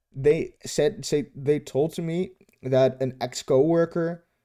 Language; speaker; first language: English; non-native, fluent; Dutch